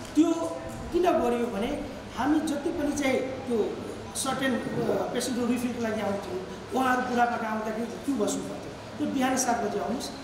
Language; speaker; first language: Nepali; native; Nepali